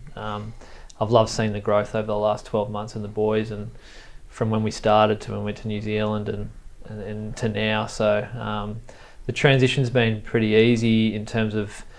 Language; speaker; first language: English; native; English